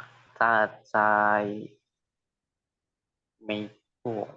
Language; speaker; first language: Chinese; non-native, learner; Indonesian